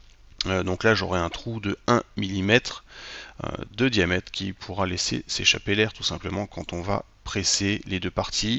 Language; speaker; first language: French; native; French